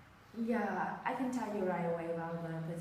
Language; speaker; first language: English; non-native, fluent; Vietnamese